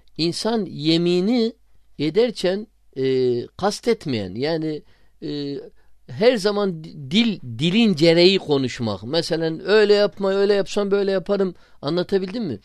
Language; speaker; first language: Turkish; non-native, fluent; Arabic